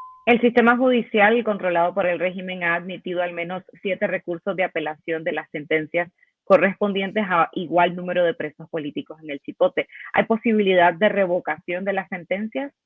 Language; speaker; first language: Spanish; native; Spanish